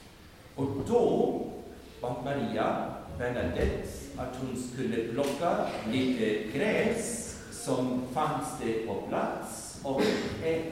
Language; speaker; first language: Swedish; non-native, fluent; German